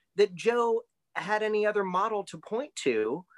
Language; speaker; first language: English; native; English